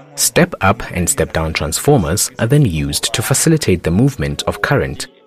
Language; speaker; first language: English; non-native, local second language; Tumbuka